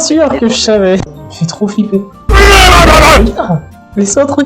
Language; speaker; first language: French; native; French